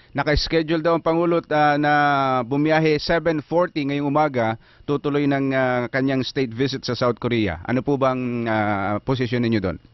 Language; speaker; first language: Filipino; native; Filipino